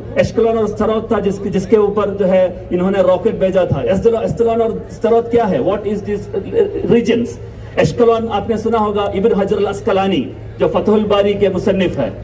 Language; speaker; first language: Urdu; non-native, local second language; Malayalam